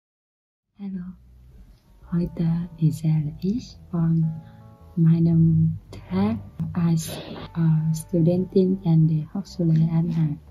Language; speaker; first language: German; non-native, learner; Vietnamese